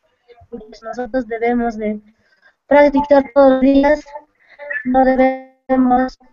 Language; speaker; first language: Spanish; non-native, local second language; Aymara